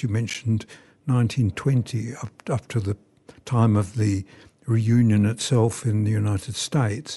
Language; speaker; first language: English; native; English